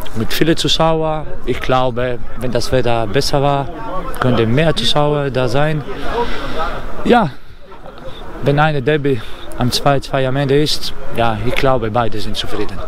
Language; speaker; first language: German; non-native, learner; Greek